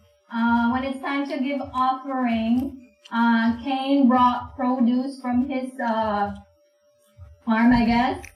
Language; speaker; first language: English; non-native, local second language; Filipino